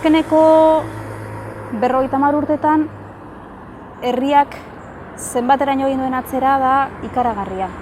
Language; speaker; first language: Basque; native; Basque